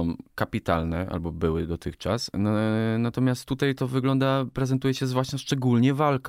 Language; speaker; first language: Polish; native; Polish